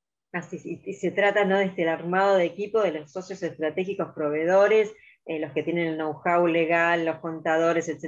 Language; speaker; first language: Spanish; native; Spanish